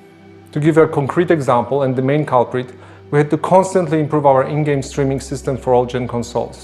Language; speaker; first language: English; non-native, fluent; Polish